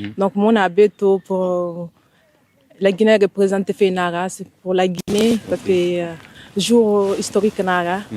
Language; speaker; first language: French; non-native, local second language; Fula